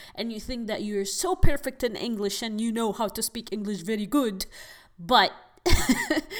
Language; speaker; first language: English; non-native, fluent; Arabic